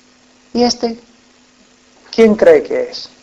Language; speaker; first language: Spanish; non-native, fluent; English